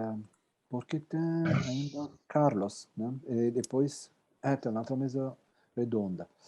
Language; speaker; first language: Portuguese; non-native, fluent; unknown